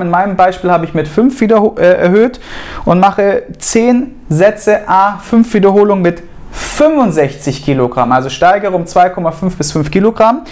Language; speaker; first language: German; native; German